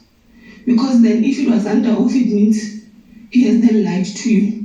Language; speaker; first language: English; non-native, local second language; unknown